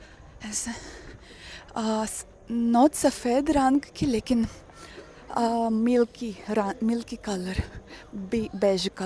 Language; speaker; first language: Hindi; non-native, learner; Russian